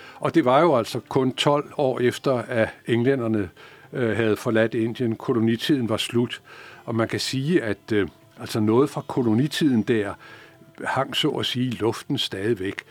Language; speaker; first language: Danish; native; Danish